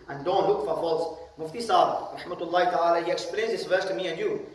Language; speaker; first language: English; early bilingual, other home language; Urdu